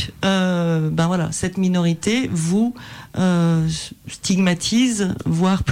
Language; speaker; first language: French; native; French